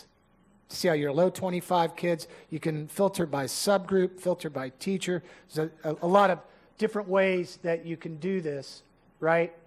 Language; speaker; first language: English; native; English